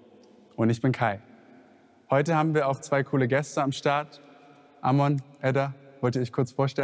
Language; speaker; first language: German; native; German